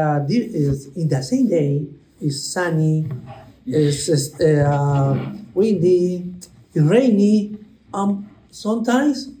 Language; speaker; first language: English; non-native, learner; Spanish